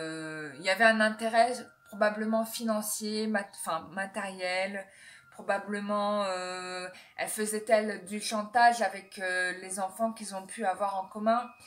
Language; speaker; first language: French; native; French